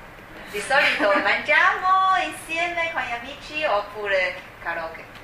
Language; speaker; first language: Italian; non-native, learner; Chinese